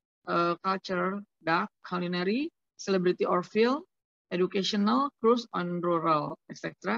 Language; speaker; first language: English; non-native, learner; Indonesian